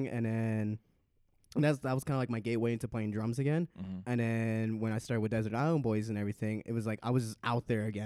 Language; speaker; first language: English; native; English